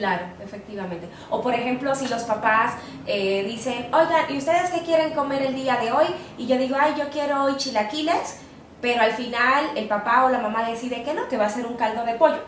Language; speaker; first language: Spanish; native; Spanish